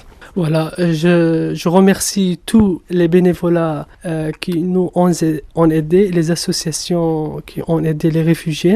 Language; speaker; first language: French; non-native, fluent; Kurdish